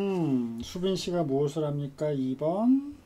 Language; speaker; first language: Korean; native; Korean